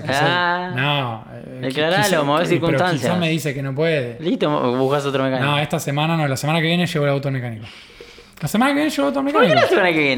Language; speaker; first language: Spanish; native; Spanish